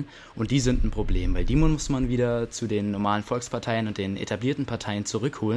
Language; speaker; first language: German; native; German